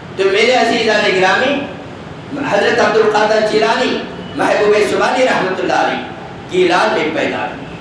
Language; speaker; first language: Urdu; native; Urdu